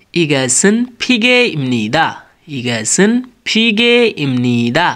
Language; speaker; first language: Korean; non-native, learner; Nepali